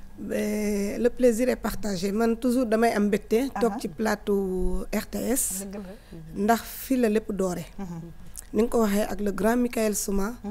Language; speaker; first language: Wolof; non-native, local second language; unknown